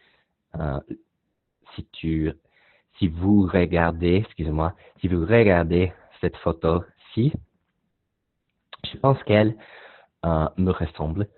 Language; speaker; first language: French; non-native, learner; English